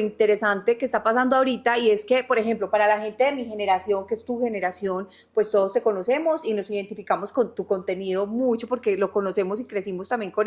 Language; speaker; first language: Spanish; native; Spanish